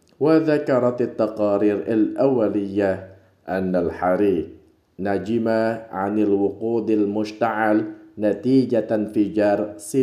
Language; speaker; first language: Arabic; non-native, fluent; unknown